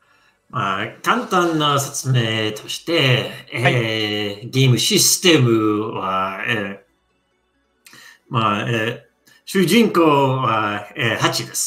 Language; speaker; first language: Japanese; non-native, learner; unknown